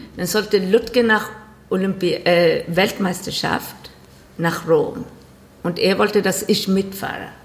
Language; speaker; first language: German; non-native, learner; Swedish